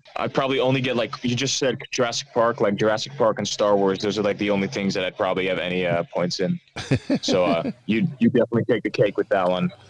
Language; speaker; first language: English; non-native, fluent; Dutch